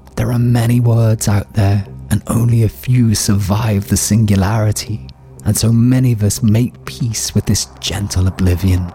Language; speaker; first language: English; native; English